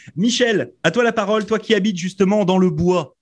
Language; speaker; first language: French; native; French